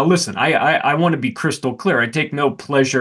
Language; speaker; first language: English; native; English